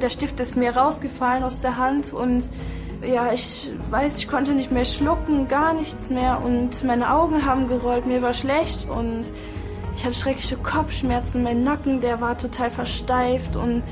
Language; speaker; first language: German; native; German